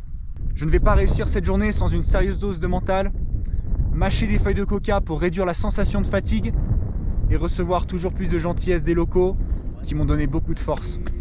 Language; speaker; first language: French; native; French